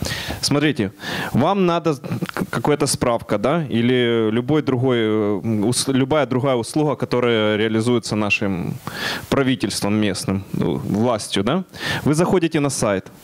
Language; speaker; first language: Russian; non-native, local second language; Ukrainian